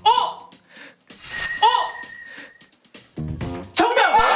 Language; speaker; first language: Korean; native; Korean